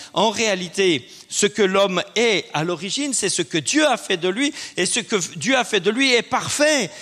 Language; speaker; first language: French; native; French